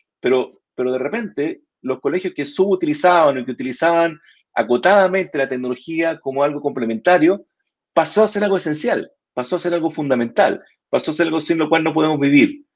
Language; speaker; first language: Spanish; native; Spanish